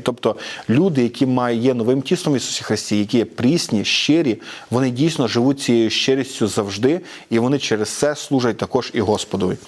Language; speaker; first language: Ukrainian; native; Ukrainian